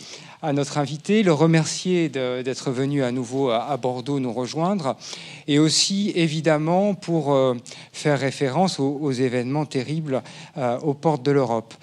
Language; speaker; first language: French; native; French